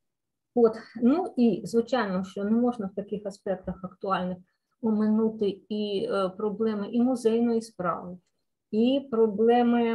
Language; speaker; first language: Ukrainian; native; Ukrainian